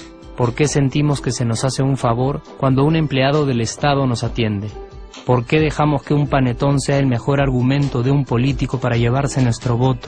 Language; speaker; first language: Spanish; native; Spanish